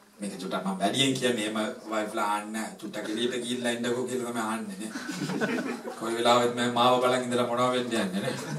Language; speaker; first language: Sinhala; non-native, local second language; Tamil